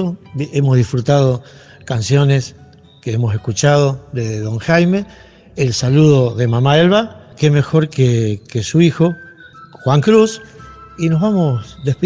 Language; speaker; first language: Spanish; native; Spanish